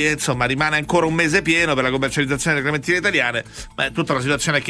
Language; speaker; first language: Italian; native; Italian